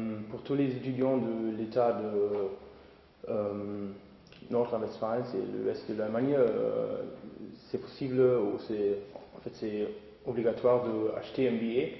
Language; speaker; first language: French; non-native, fluent; German